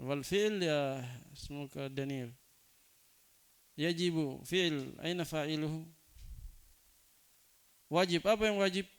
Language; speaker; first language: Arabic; non-native, fluent; Indonesian